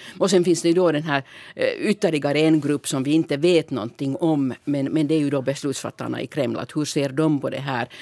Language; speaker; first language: Swedish; native; Swedish